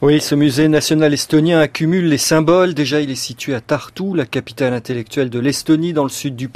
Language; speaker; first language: French; native; French